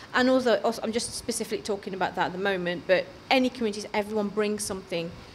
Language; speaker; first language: English; early bilingual, other home language; Hindi